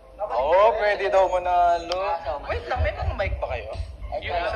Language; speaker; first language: Filipino; native; Filipino